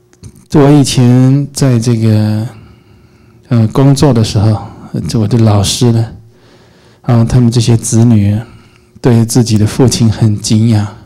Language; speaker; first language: Chinese; native; Chinese